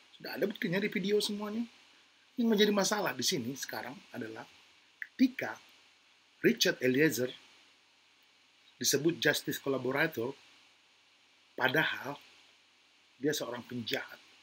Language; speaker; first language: Indonesian; native; Indonesian